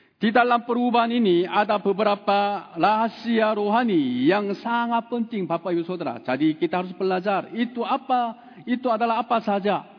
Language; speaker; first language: Indonesian; non-native, fluent; Korean